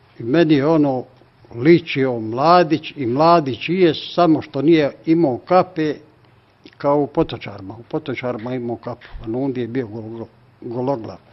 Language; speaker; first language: Serbian; native; Serbian